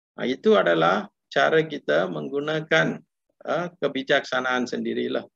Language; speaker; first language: Malay; non-native, local second language; Tamil